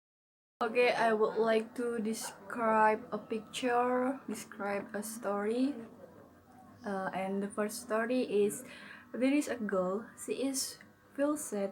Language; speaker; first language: English; non-native, learner; Indonesian